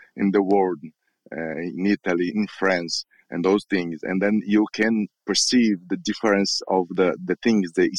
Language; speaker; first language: English; non-native, learner; Portuguese